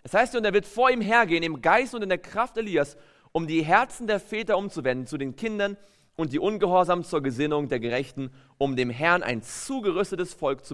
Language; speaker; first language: German; native; German